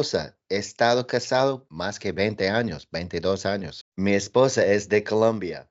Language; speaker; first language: Spanish; non-native, learner; English